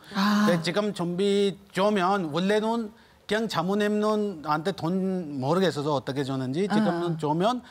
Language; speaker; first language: Korean; non-native, learner; Urdu